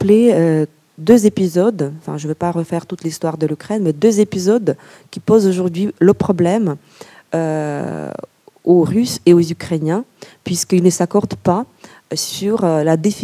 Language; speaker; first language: French; non-native, fluent; Ukrainian